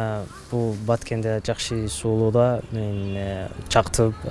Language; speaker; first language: Kyrgyz; non-native, learner; Somali